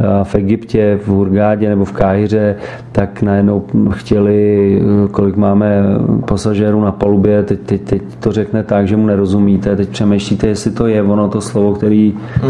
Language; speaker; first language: Czech; native; Czech